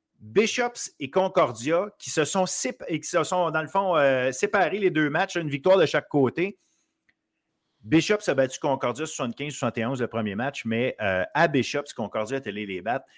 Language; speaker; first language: French; native; French